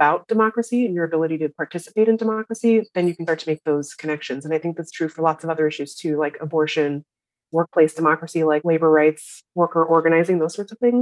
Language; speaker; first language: English; native; English